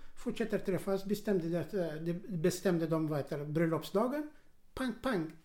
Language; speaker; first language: Swedish; non-native, fluent; Arabic